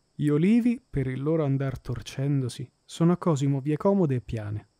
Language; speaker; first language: Italian; native; Italian